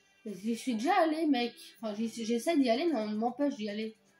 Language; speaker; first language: French; native; French